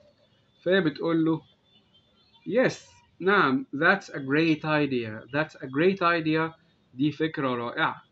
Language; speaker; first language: Arabic; native; Arabic